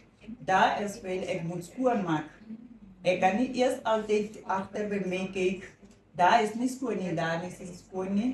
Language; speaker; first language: Afrikaans; non-native, local second language; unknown